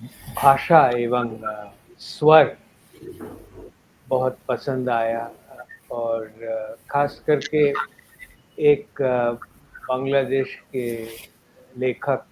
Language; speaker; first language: Hindi; non-native, local second language; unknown